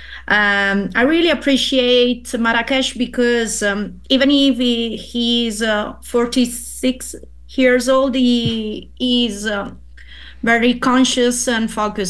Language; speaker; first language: English; non-native, fluent; Italian